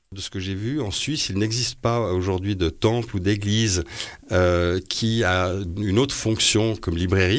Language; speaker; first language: French; native; French